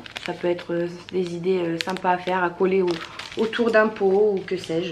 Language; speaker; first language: French; native; French